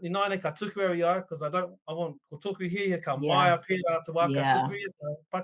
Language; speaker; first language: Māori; non-native, local second language; English